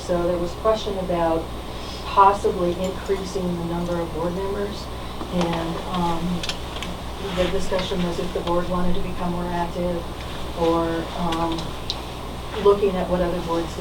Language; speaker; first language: English; native; English